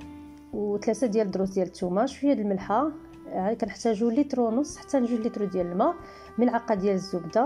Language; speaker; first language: Arabic; native; Arabic